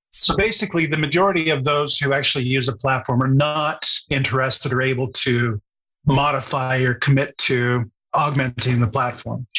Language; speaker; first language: English; native; English